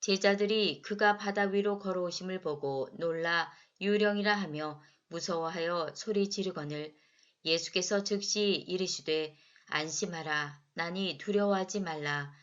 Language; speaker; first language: Korean; native; Korean